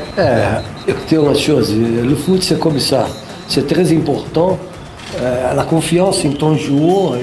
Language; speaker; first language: French; non-native, fluent; Portuguese